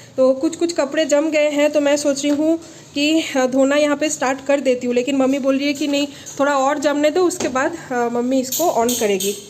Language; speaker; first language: Hindi; non-native, local second language; Bangla